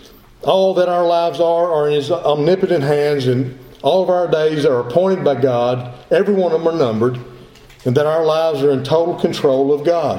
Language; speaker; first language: English; native; English